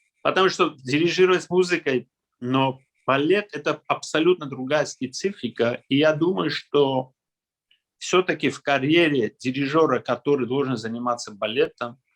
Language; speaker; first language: Russian; non-native, local second language; Armenian